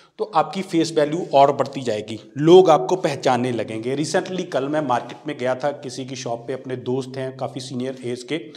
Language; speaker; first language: Hindi; non-native, local second language; Punjabi